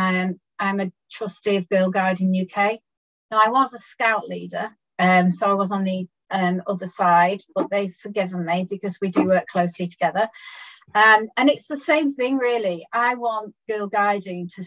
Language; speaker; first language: English; native; English